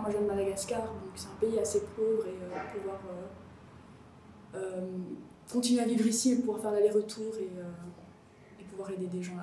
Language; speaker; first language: French; non-native, local second language; Malagasy